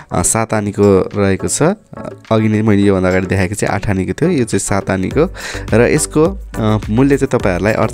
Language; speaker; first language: Nepali; native; Nepali